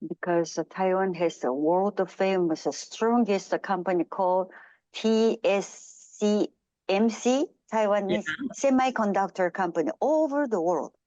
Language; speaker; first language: English; non-native, fluent; Japanese